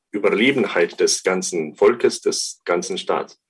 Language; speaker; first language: German; non-native, fluent; Ukrainian